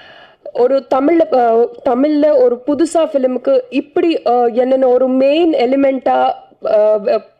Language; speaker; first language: Tamil; non-native, fluent; Telugu